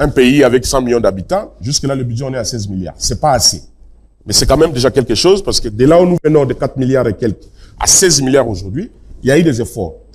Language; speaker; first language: French; non-native, local second language; Lingala